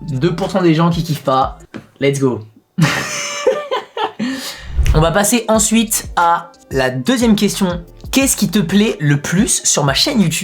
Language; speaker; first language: French; native; French